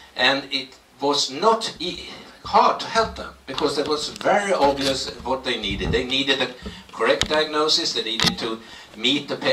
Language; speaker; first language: English; non-native, fluent; Swedish